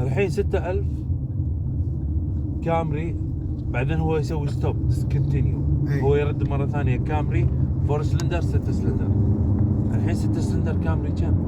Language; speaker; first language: Arabic; non-native, learner; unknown